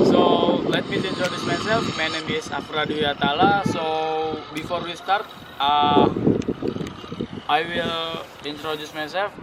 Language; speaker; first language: English; non-native, learner; Indonesian